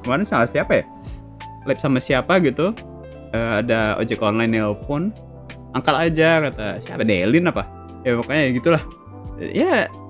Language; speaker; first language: Indonesian; native; Indonesian